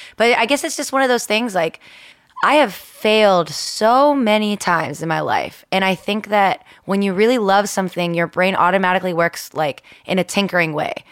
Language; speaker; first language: English; early bilingual, other home language; Spanish